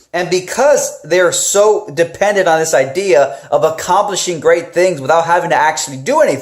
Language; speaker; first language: English; native; English